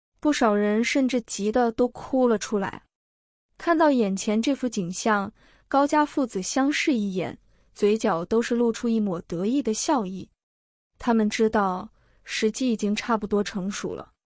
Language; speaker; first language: Chinese; native; Chinese